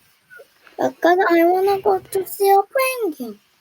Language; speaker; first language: English; non-native, learner; Korean